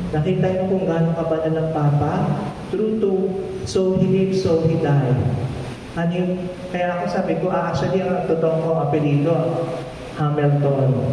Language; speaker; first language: Filipino; non-native, local second language; Pampanga